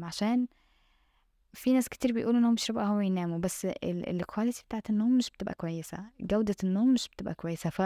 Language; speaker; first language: Arabic; native; Arabic